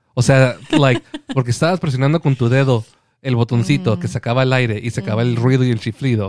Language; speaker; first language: Spanish; early bilingual, heritage; Spanish